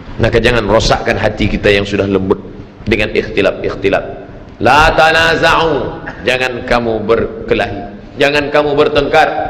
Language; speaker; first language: Malay; native; Malay